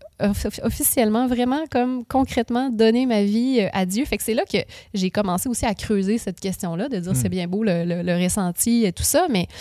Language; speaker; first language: French; native; French